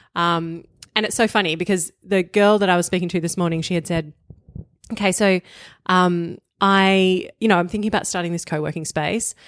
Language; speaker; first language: English; native; English